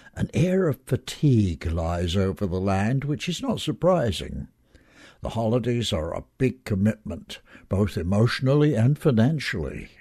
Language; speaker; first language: English; native; English